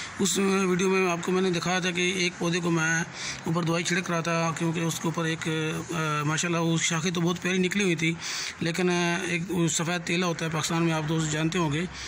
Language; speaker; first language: Hindi; non-native, local second language; Punjabi